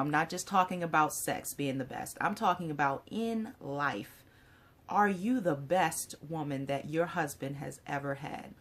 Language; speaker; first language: English; native; English